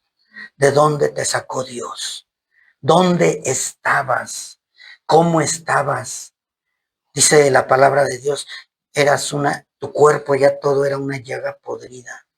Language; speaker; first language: Spanish; native; Spanish